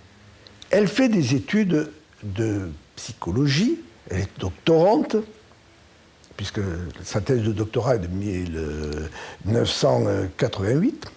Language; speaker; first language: French; native; French